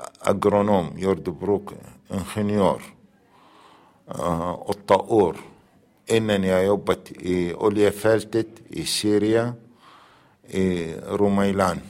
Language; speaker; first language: Swedish; non-native, learner; Arabic